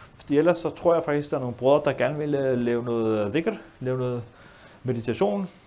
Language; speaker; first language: Danish; early bilingual, other home language; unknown